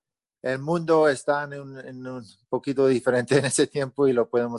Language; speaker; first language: Spanish; early bilingual, heritage; Spanish